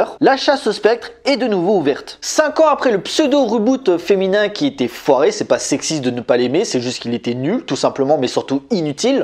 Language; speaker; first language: French; native; French